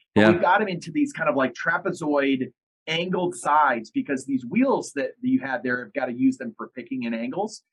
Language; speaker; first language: English; native; English